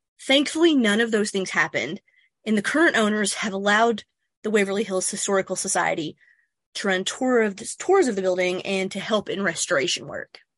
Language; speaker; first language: English; native; English